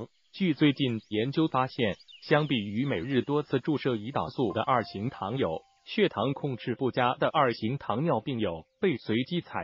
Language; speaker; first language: Chinese; native; Chinese